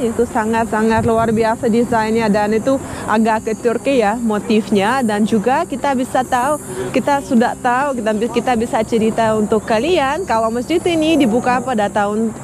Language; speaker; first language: Indonesian; non-native, fluent; Russian